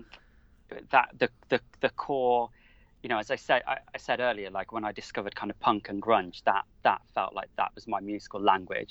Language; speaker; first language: English; native; English